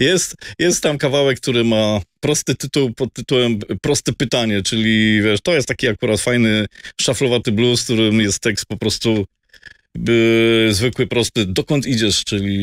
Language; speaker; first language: Polish; native; Polish